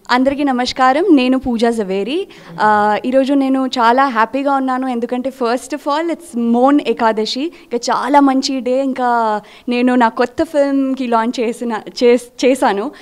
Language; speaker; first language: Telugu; non-native, fluent; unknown